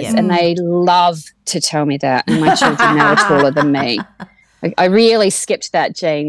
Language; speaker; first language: English; native; English